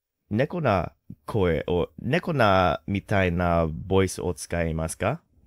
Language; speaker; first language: Japanese; non-native, learner; English